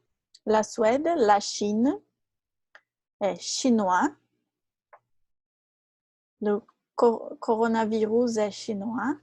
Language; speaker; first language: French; non-native, fluent; Portuguese